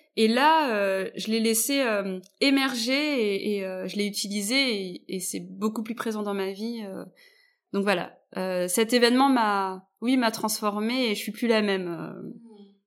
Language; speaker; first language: French; native; French